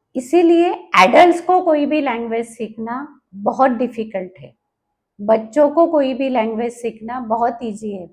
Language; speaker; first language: Hindi; non-native, local second language; Marathi